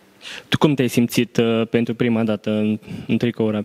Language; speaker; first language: Romanian; native; Romanian